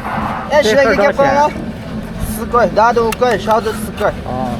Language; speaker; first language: Chinese; non-native, local second language; Uyghur